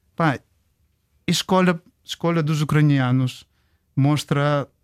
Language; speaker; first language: Portuguese; non-native, fluent; Ukrainian